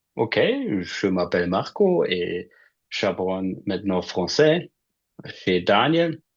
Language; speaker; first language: French; non-native, learner; German